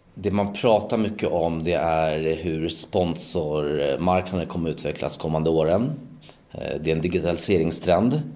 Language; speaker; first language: Swedish; early bilingual, other home language; Polish